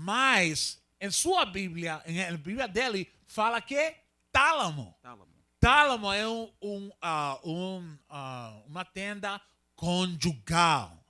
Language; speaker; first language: Portuguese; non-native, learner; Spanish